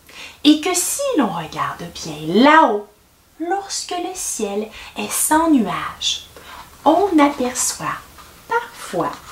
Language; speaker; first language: French; native; French